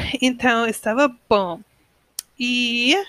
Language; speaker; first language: Portuguese; non-native, learner; English